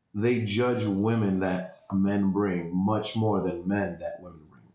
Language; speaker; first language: English; early bilingual, other home language; Spanish